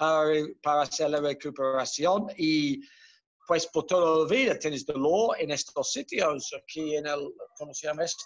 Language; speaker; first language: Spanish; non-native, fluent; Dutch